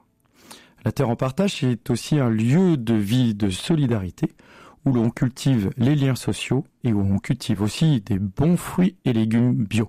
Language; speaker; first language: French; native; French